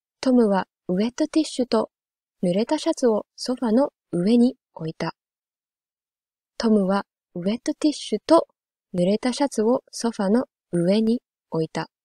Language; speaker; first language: Japanese; non-native, fluent; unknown